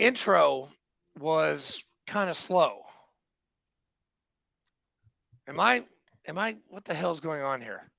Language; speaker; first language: English; native; English